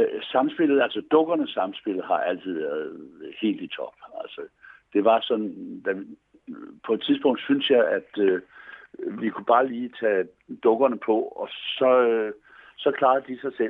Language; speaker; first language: Danish; native; Danish